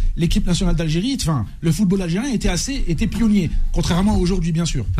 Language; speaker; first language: French; non-native, local second language; Arabic